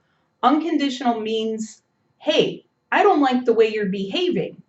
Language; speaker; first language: English; native; English